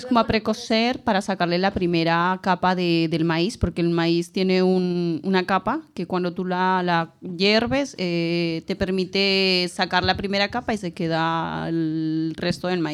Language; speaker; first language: Spanish; native; Spanish